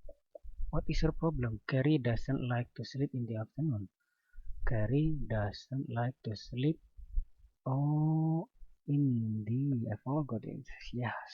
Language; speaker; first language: English; non-native, learner; Indonesian